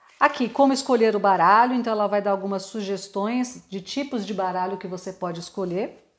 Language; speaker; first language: Portuguese; native; Portuguese